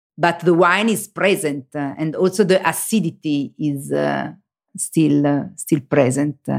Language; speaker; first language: English; non-native, learner; Italian